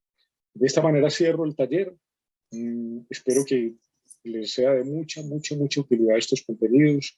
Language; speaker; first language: Spanish; native; Spanish